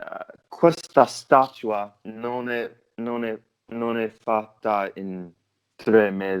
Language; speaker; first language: Italian; non-native, learner; English